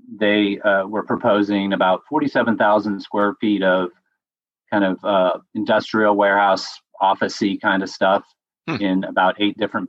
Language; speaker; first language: English; native; English